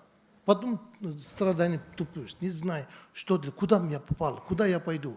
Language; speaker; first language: Russian; non-native, learner; Tibetan